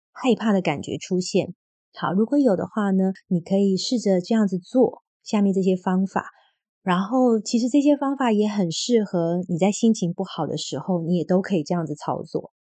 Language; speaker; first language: Chinese; native; Chinese